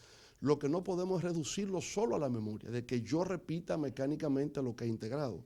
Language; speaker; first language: Spanish; native; Spanish